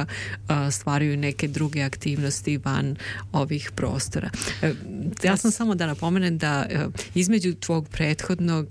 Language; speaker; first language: Serbian; native; Serbian